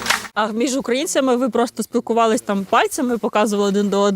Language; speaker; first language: Ukrainian; native; Ukrainian